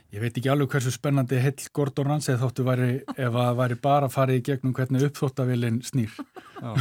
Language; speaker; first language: Icelandic; native; Icelandic